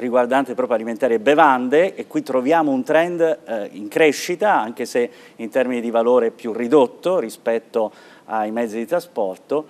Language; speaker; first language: Italian; native; Italian